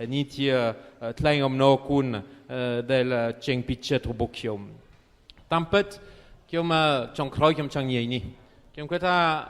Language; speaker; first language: Khmer; non-native, fluent; French